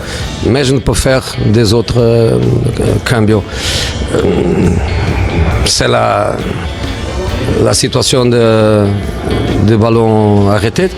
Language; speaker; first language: French; non-native, fluent; Portuguese